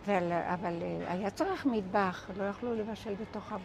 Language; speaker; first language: Hebrew; non-native, local second language; Ladino